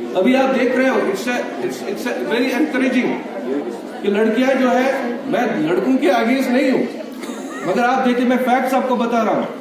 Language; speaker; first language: Hindi; non-native, local second language; Kashmiri